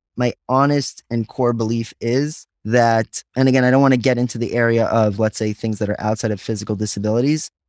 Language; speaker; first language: English; native; English